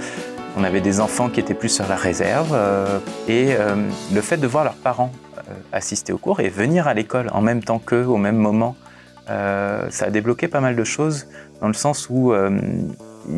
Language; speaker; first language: French; native; French